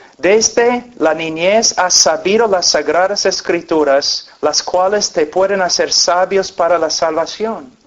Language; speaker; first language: Spanish; non-native, fluent; English